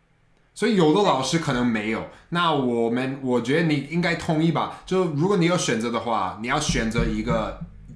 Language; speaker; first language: Chinese; non-native, fluent; English